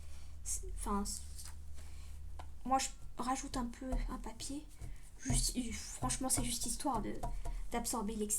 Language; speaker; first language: French; native; French